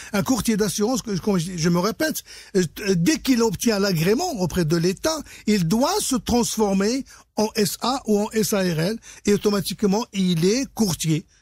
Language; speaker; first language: French; non-native, local second language; Arabic